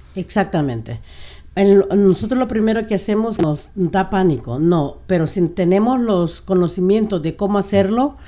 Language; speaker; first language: Spanish; native; Spanish